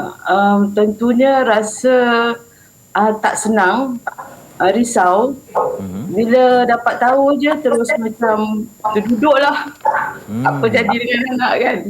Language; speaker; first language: Malay; native; Malay